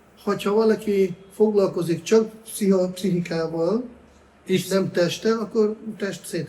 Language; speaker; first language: Hungarian; non-native, fluent; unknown